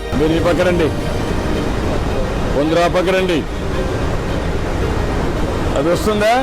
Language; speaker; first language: Telugu; native; Telugu